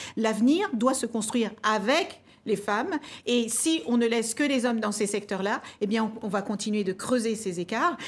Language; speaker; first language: French; early bilingual, other home language; Kabuverdianu